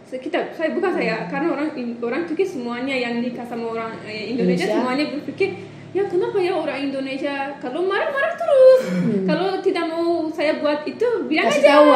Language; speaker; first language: Indonesian; non-native, learner; Turkish